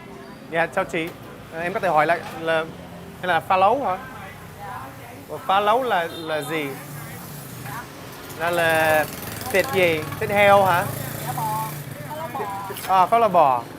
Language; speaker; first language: Vietnamese; non-native, learner; English